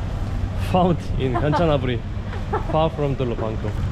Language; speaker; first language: English; non-native, learner; Korean